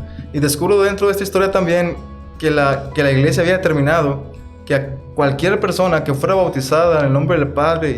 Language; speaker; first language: Spanish; native; Spanish